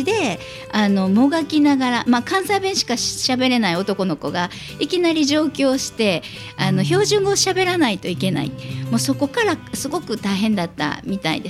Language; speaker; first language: Japanese; native; Japanese